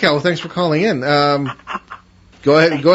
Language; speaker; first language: English; native; English